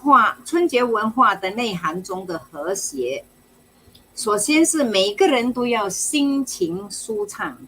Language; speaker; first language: Chinese; native; Chinese